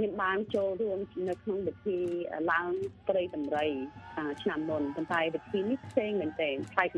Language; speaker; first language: Khmer; early bilingual, heritage; Khmer